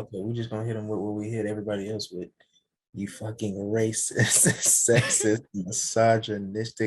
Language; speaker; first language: English; native; English